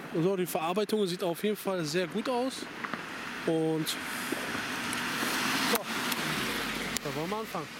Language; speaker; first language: German; native; German